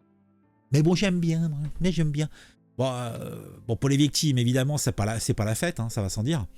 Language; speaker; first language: French; native; French